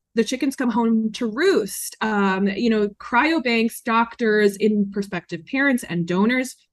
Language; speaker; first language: English; native; English